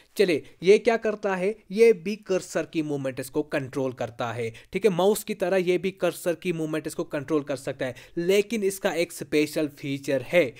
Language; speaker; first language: Hindi; non-native, local second language; Kashmiri